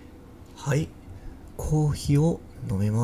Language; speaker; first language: Japanese; non-native, learner; English